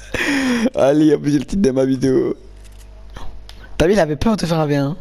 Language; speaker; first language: French; native; French